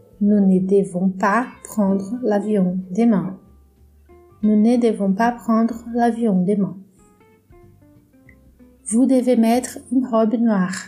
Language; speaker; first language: French; non-native, fluent; Portuguese